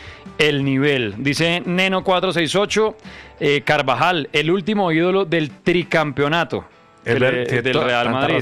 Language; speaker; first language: Spanish; native; Spanish